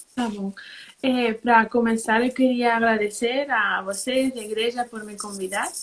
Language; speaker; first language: Portuguese; non-native, fluent; Spanish